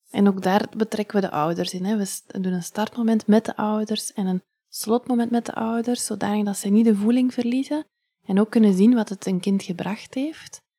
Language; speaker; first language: Dutch; native; Dutch